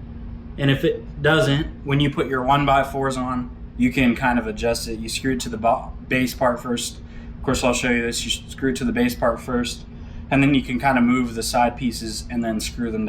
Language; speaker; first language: English; native; English